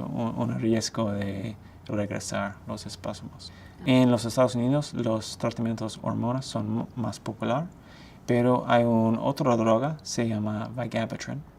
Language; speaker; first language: Spanish; non-native, fluent; English